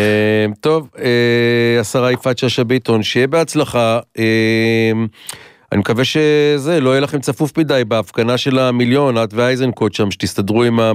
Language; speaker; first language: Hebrew; native; Hebrew